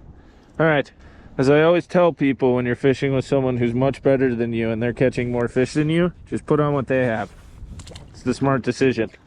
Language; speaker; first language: English; native; English